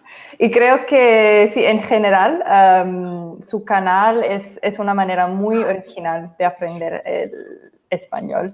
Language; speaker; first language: Spanish; non-native, fluent; English